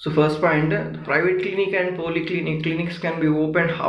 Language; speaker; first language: English; non-native, local second language; Telugu